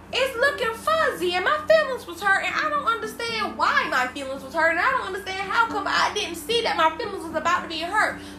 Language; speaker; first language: English; native; English